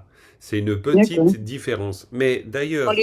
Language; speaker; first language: French; native; French